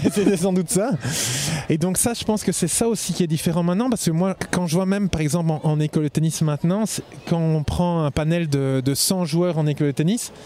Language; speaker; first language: French; native; French